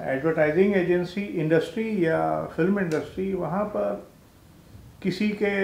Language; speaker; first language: Hindi; native; Hindi